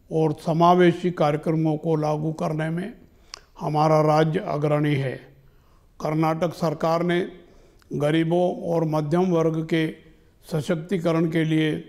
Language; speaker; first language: Hindi; native; Hindi